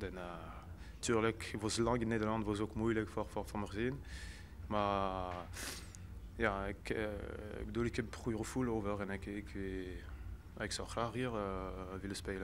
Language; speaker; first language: Dutch; non-native, fluent; French